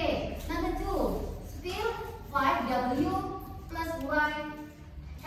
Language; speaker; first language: English; non-native, learner; Indonesian